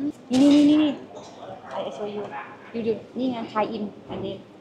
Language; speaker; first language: English; non-native, learner; Thai